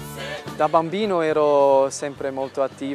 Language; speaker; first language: Italian; non-native, fluent; German